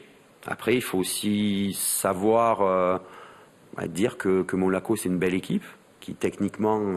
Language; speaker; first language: French; native; French